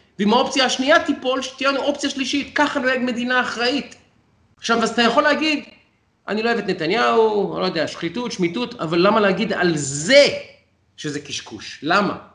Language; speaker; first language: Hebrew; native; Hebrew